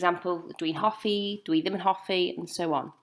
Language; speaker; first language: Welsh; non-native, local second language; English